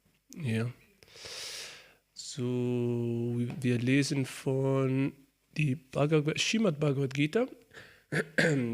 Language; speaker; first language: German; non-native, learner; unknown